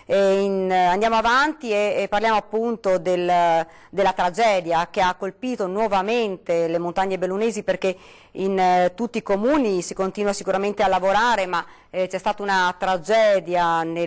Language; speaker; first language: Italian; native; Italian